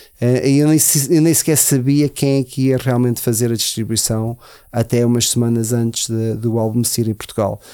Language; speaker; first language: Portuguese; early bilingual, heritage; Portuguese